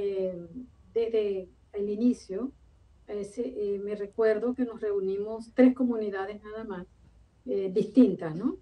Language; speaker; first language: Spanish; native; Spanish